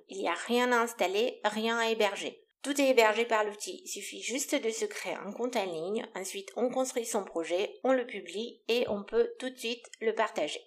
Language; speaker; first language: French; non-native, fluent; Romanian